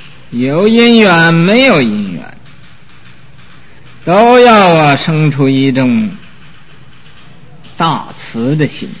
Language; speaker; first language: Chinese; native; Chinese